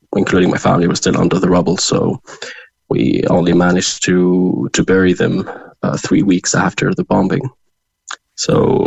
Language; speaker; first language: English; non-native, fluent; Arabic